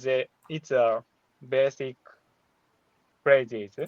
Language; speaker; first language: English; non-native, learner; Japanese